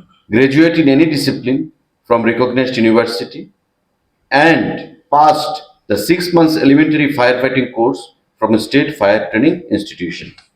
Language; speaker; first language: English; non-native, local second language; Bangla